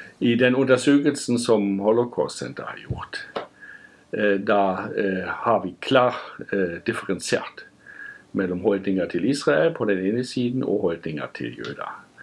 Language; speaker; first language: Norwegian; non-native, fluent; German